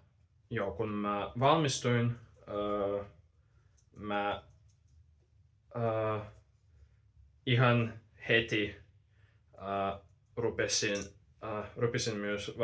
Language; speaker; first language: Finnish; non-native, fluent; Russian